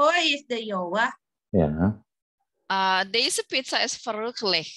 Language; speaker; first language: Dutch; non-native, learner; Indonesian